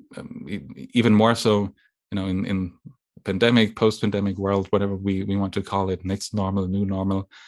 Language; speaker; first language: English; non-native, fluent; German